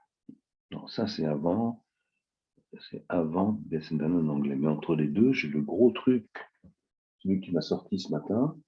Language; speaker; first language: French; native; French